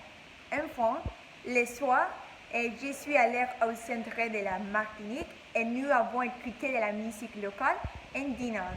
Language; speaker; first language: French; non-native, learner; English